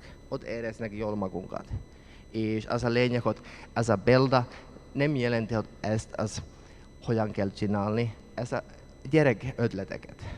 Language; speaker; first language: Hungarian; non-native, learner; Finnish